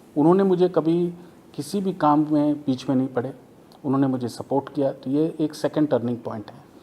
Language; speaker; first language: Hindi; non-native, local second language; Tamil